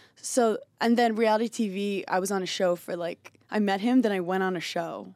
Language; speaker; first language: English; native; English